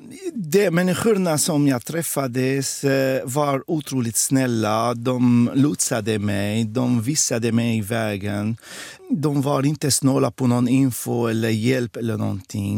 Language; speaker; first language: Swedish; non-native, fluent; Arabic